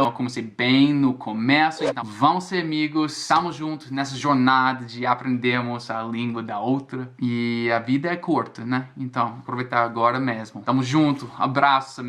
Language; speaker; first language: Portuguese; non-native, fluent; English